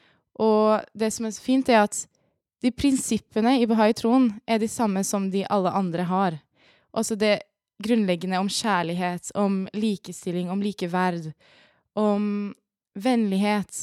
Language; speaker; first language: Norwegian; early bilingual, other home language; Persian